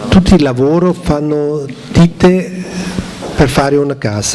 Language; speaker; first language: Italian; non-native, learner; German